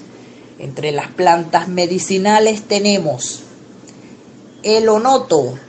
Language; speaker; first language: Spanish; native; Spanish